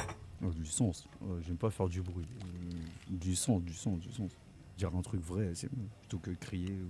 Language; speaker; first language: French; native; French